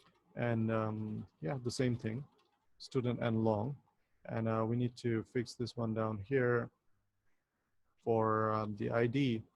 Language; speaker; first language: English; non-native, local second language; Bangla